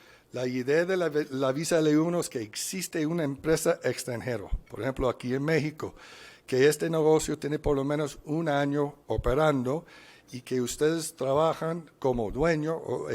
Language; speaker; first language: Spanish; non-native, fluent; English